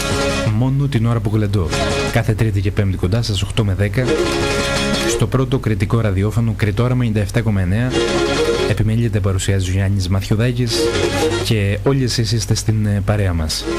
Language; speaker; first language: Greek; native; Greek